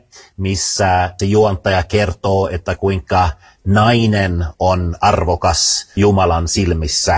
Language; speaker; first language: Finnish; early bilingual, heritage; Finnish